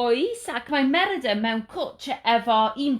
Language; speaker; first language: Welsh; non-native, learner; English